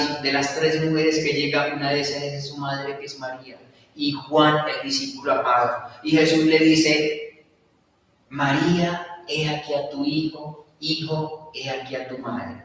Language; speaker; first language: Spanish; native; Spanish